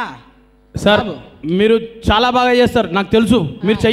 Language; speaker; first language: Telugu; non-native, learner; Hindi